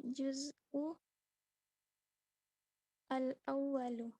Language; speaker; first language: Arabic; non-native, learner; Indonesian